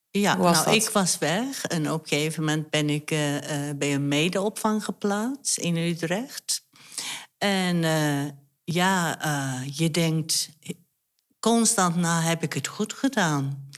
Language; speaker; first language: Dutch; non-native, fluent; Turkish